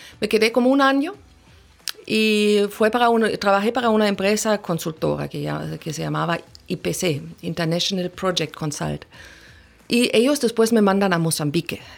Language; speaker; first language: Spanish; non-native, fluent; German